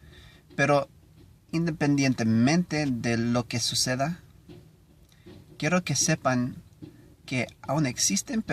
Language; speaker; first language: Spanish; non-native, learner; English